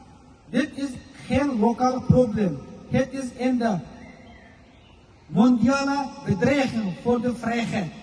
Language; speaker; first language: Dutch; non-native, fluent; Uyghur